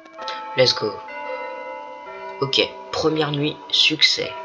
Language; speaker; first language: French; native; French